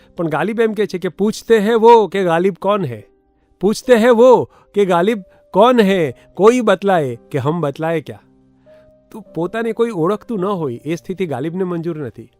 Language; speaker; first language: Gujarati; native; Gujarati